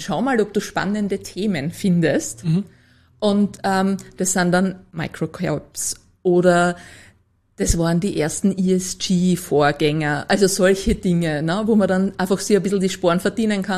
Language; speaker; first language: German; native; German